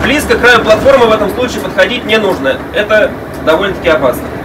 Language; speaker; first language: Russian; native; Russian